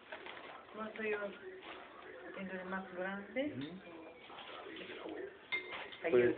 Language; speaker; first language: Spanish; non-native, learner; Japanese